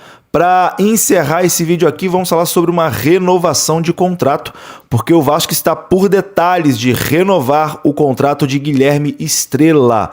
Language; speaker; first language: Portuguese; native; Portuguese